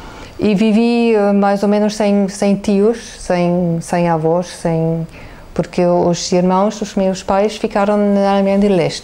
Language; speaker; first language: Portuguese; non-native, fluent; German